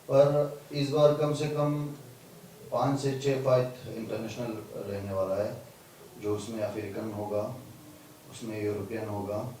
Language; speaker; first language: Hindi; non-native, fluent; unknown